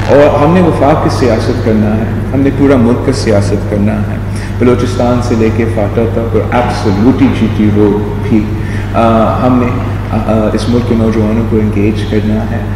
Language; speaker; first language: Urdu; non-native, local second language; English